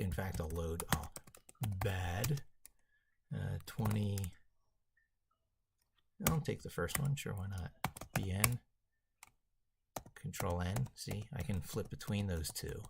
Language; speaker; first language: English; native; English